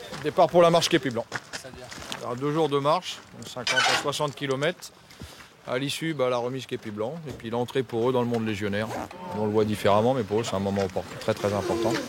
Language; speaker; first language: French; native; French